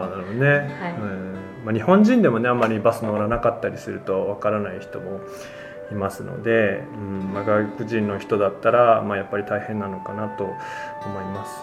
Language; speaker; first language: Japanese; native; Japanese